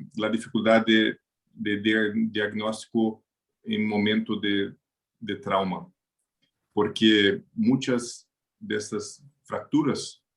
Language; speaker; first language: Spanish; non-native, learner; Portuguese